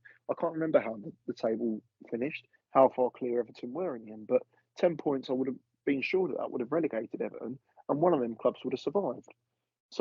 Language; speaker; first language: English; native; English